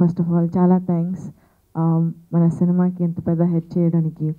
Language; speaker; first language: Telugu; non-native, fluent; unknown